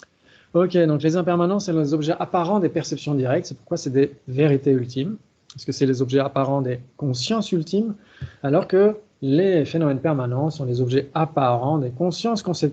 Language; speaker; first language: French; native; French